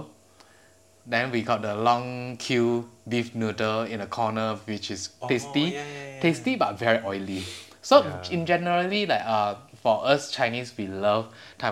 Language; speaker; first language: English; non-native, local second language; Chinese